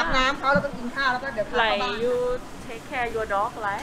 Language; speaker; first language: English; non-native, learner; Thai